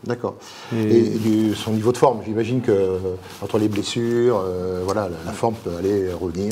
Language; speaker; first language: French; native; French